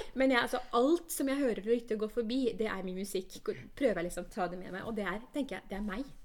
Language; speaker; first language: Norwegian; early bilingual, other home language; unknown